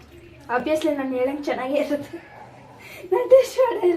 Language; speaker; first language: Kannada; native; Kannada